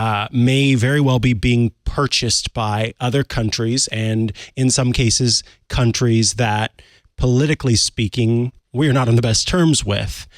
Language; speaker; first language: English; native; English